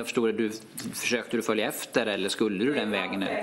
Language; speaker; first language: Swedish; native; Swedish